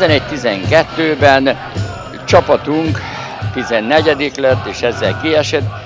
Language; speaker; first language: Hungarian; native; Hungarian